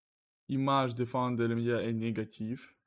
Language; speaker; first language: French; non-native, learner; Russian